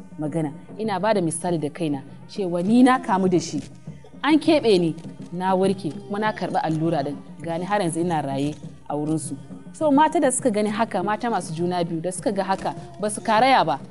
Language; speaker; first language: Hausa; non-native, local second language; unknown